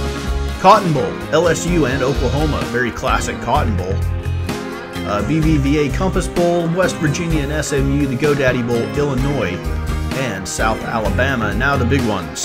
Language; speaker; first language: English; native; English